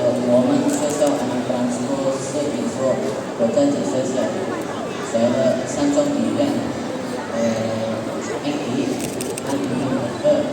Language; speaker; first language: Chinese; non-native, learner; Indonesian